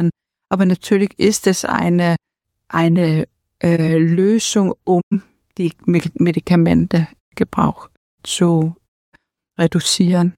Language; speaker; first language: German; non-native, learner; Danish